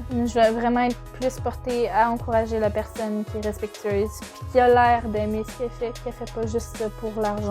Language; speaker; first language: French; native; French